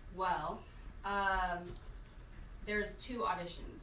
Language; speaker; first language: English; native; English